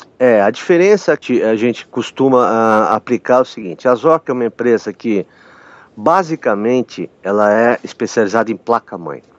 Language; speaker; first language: Portuguese; native; Portuguese